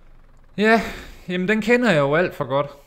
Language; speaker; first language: Danish; native; Danish